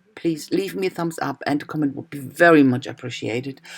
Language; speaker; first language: English; non-native, fluent; German